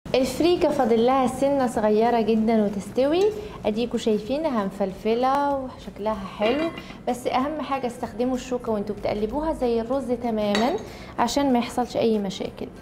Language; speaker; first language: Arabic; native; Arabic